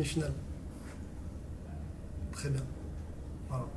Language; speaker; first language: French; native; French